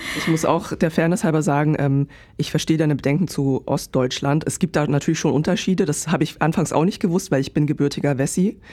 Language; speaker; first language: German; native; German